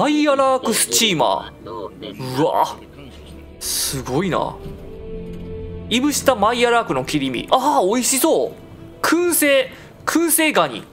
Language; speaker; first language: Japanese; native; Japanese